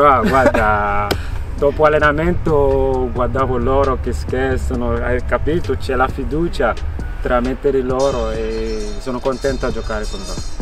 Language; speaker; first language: Italian; non-native, learner; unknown